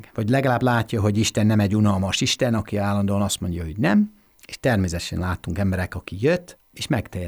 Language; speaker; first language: Hungarian; non-native, fluent; English